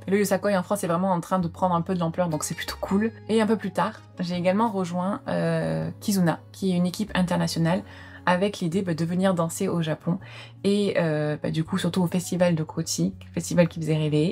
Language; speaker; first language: French; native; French